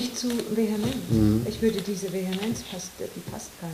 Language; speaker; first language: German; native; German